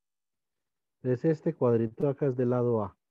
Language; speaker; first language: Spanish; native; Spanish